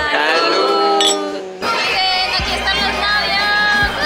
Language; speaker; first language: Spanish; native; Spanish